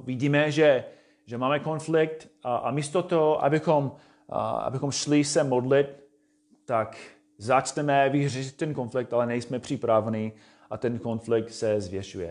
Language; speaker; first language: Czech; non-native, fluent; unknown